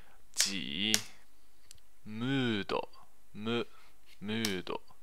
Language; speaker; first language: Japanese; non-native, learner; English